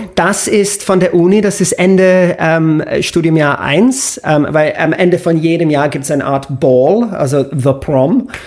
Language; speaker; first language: German; non-native, fluent; English